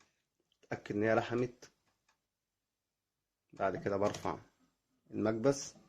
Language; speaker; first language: Arabic; native; Arabic